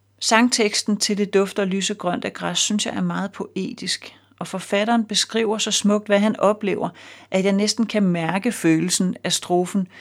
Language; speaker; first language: Danish; native; Danish